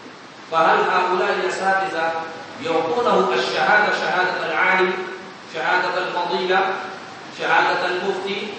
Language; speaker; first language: Arabic; non-native, fluent; Urdu